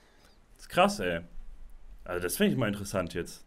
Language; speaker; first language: German; native; German